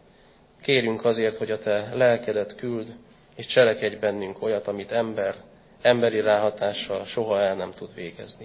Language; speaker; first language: Hungarian; native; Hungarian